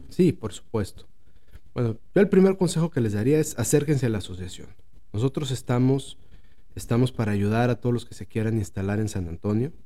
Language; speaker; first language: Spanish; native; Spanish